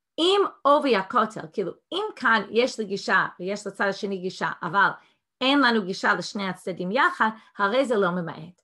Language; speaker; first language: Hebrew; non-native, fluent; English